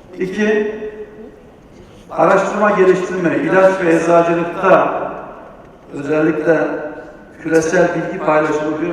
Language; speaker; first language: Turkish; native; Turkish